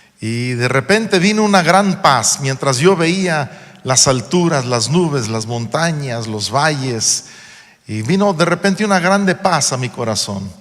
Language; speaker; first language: Spanish; non-native, local second language; English